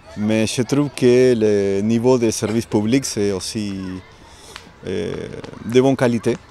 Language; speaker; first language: French; non-native, fluent; Spanish